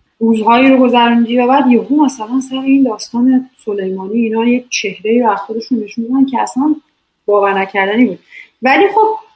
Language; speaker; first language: Persian; native; Persian